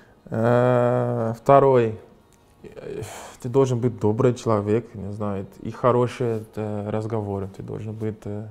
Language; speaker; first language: Russian; non-native, fluent; Portuguese